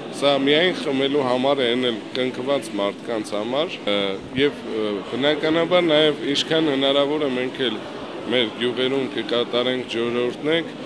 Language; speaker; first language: Armenian; native; Armenian